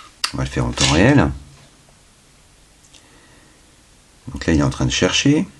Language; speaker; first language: French; native; French